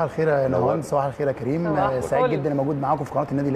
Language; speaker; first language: Arabic; native; Arabic